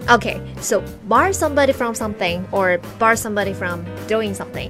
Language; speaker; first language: English; non-native, fluent; Chinese